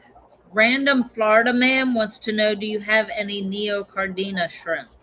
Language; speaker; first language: English; native; English